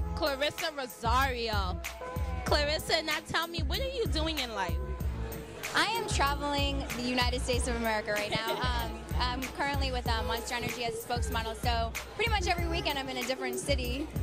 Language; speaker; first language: English; native; English